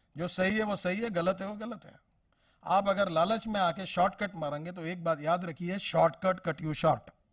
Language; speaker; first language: Hindi; non-native, local second language; Marathi